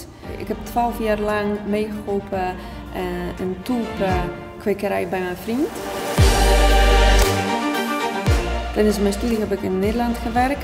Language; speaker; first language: Dutch; non-native, fluent; Polish